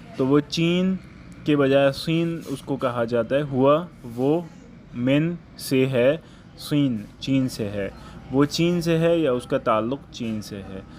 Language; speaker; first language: Urdu; native; Urdu